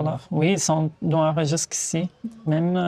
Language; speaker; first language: French; non-native, fluent; Portuguese